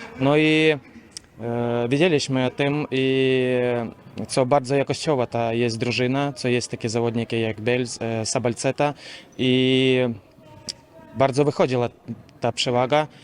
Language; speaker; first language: Polish; non-native, learner; Ukrainian